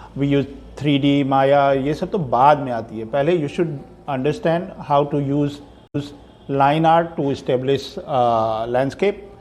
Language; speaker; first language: Hindi; native; Hindi